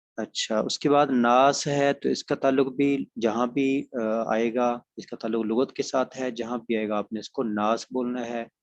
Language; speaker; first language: Urdu; non-native, local second language; Punjabi